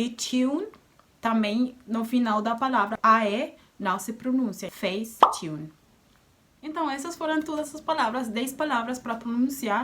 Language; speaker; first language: Portuguese; non-native, fluent; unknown